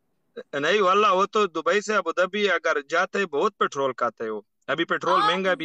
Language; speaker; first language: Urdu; non-native, local second language; Pashto